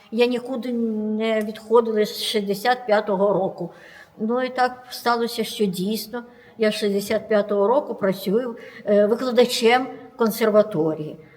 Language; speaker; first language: Ukrainian; non-native, local second language; Russian